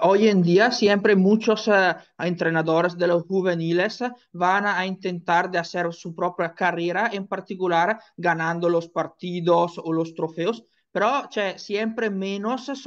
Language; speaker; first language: Spanish; non-native, learner; Italian